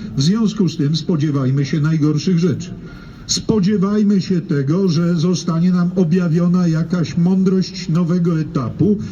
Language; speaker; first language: Polish; native; Polish